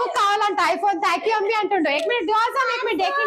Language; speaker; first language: Telugu; native; Telugu